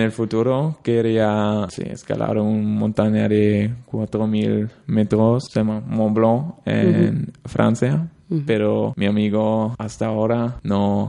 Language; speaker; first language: Spanish; non-native, learner; German